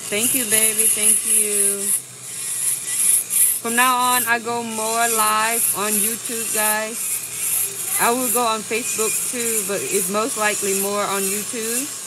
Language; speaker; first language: English; non-native, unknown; Vietnamese